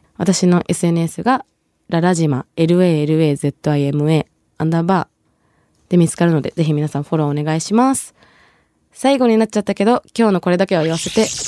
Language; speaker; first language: Japanese; early bilingual, other home language; Bangla